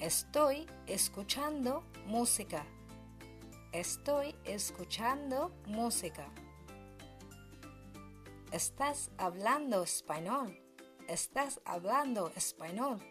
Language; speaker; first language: Spanish; non-native, fluent; Bangla